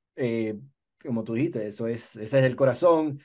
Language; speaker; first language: Spanish; native; Spanish